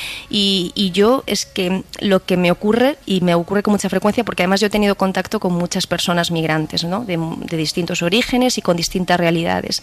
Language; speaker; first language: Spanish; native; Spanish